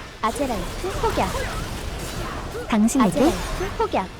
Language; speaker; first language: Korean; native; Korean